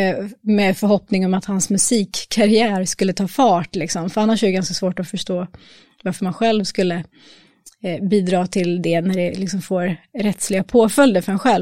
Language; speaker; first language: Swedish; native; Swedish